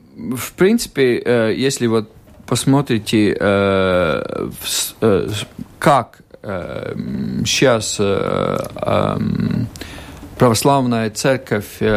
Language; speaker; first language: Russian; non-native, local second language; Latvian